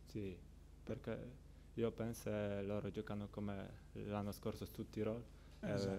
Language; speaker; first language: Italian; non-native, learner; Polish